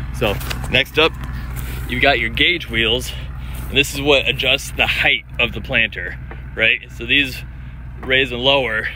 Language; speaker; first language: English; native; English